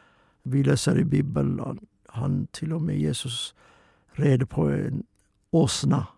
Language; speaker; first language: Swedish; non-native, fluent; Oromo